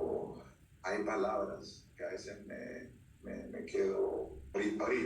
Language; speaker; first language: Spanish; early bilingual, heritage; Spanish